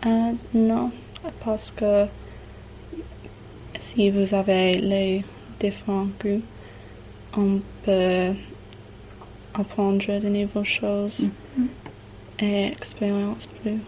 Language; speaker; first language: French; non-native, learner; English